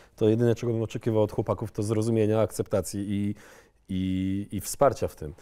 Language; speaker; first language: Polish; native; Polish